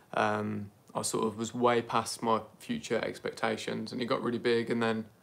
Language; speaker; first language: English; native; English